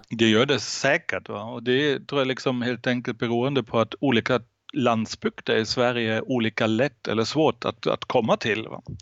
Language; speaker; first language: Swedish; non-native, fluent; German